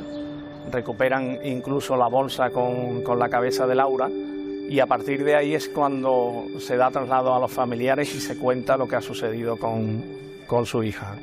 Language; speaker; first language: Spanish; native; Spanish